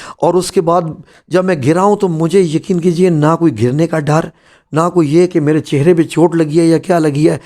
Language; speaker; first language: Urdu; non-native, local second language; Punjabi